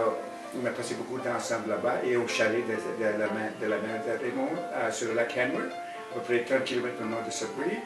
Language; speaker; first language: French; non-native, fluent; Cree